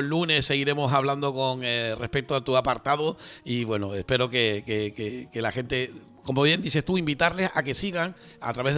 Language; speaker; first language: Spanish; native; Spanish